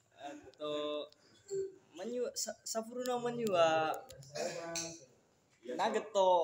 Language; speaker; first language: Japanese; non-native, learner; Indonesian